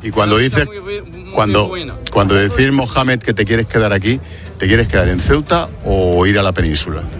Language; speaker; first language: Spanish; native; Spanish